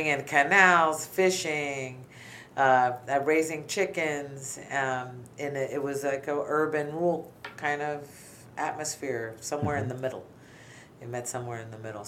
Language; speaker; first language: English; native; English